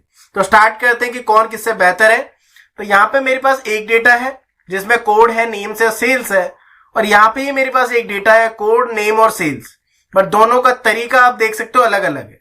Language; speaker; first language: Hindi; native; Hindi